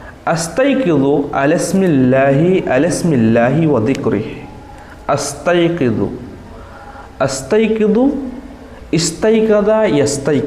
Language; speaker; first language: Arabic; non-native, fluent; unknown